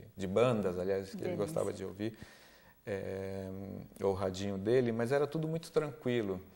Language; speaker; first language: Portuguese; early bilingual, other home language; Spanish